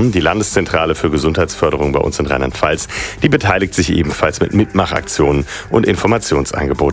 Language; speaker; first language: German; native; German